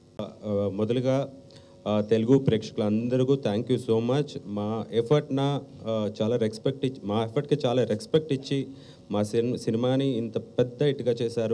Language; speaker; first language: Telugu; non-native, learner; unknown